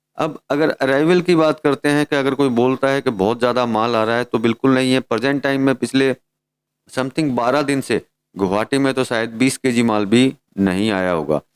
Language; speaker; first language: Hindi; native; Hindi